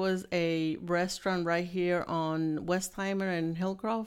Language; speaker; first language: English; non-native, fluent; Spanish